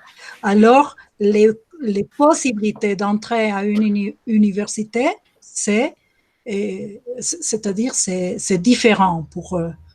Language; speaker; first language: French; non-native, fluent; Spanish